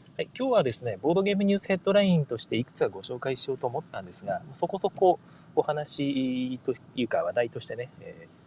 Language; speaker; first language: Japanese; native; Japanese